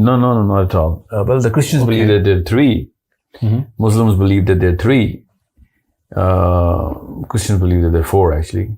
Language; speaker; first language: English; non-native, local second language; Urdu